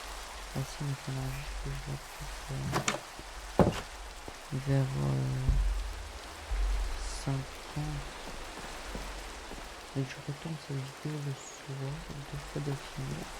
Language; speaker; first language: French; native; French